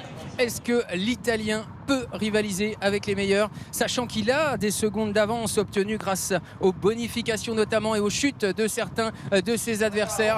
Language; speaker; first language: French; native; French